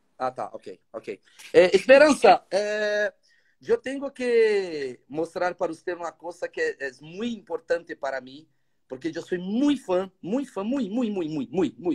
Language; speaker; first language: Spanish; non-native, learner; Portuguese